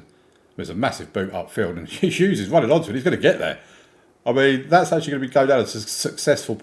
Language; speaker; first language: English; native; English